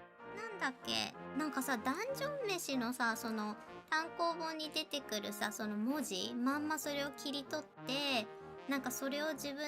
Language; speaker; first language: Japanese; native; Japanese